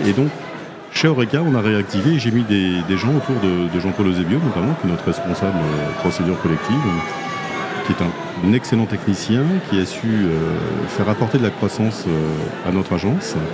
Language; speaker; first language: French; native; French